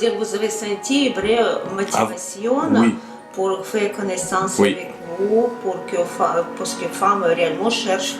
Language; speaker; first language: French; non-native, learner; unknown